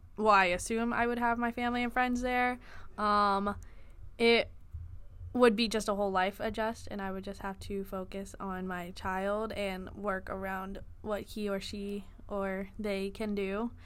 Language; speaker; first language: English; native; English